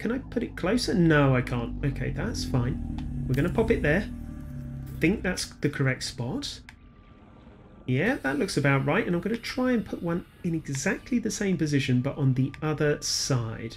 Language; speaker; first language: English; native; English